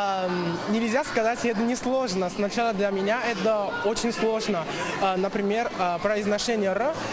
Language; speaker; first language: Russian; non-native, learner; Chinese